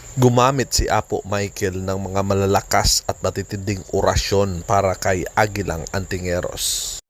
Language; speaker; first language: Filipino; non-native, local second language; Cebuano